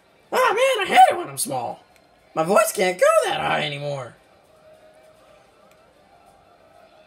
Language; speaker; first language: English; native; English